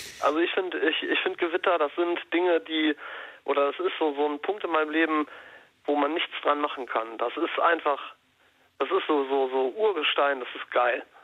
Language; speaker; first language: German; native; German